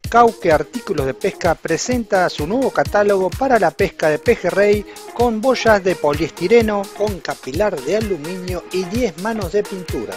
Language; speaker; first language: Spanish; native; Spanish